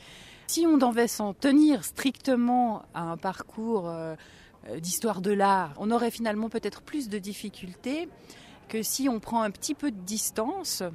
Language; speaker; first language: French; native; French